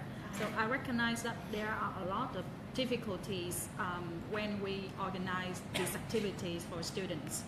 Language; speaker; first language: English; non-native, fluent; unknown